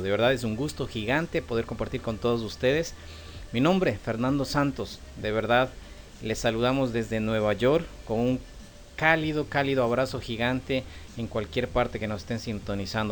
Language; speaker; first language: Spanish; native; Spanish